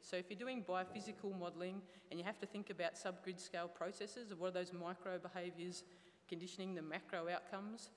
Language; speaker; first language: English; native; English